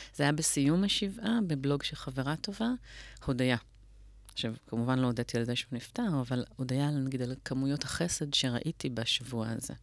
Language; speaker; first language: Hebrew; native; Hebrew